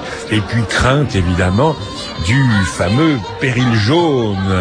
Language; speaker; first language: French; native; French